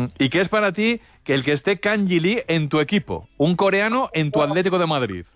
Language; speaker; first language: Spanish; native; Spanish